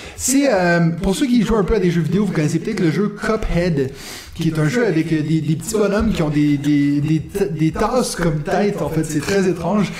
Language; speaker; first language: French; non-native, local second language; German